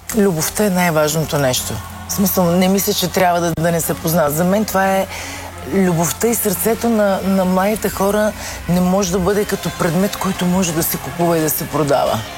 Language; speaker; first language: Bulgarian; native; Bulgarian